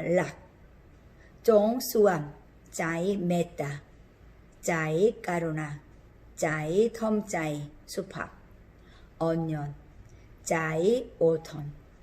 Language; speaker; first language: Thai; non-native, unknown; Korean